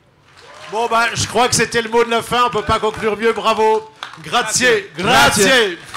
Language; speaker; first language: French; native; French